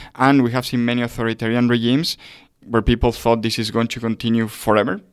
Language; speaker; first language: English; non-native, fluent; Spanish